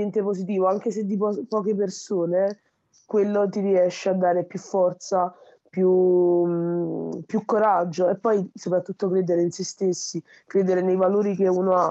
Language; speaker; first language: Italian; early bilingual, other home language; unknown